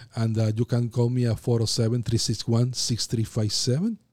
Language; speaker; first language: English; non-native, fluent; Spanish